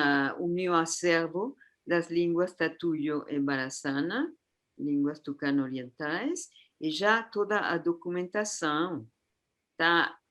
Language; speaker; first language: Portuguese; non-native, fluent; Spanish